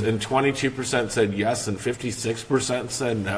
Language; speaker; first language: English; native; English